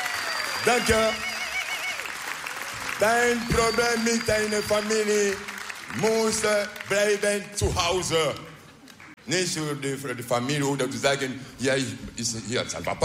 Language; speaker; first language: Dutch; non-native, learner; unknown